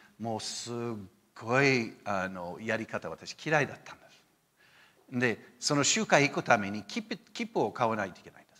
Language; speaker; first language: Japanese; non-native, fluent; English